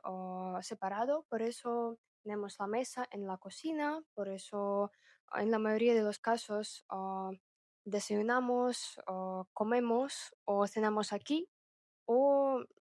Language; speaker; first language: Spanish; non-native, fluent; Russian